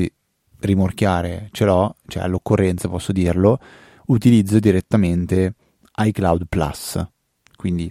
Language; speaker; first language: Italian; native; Italian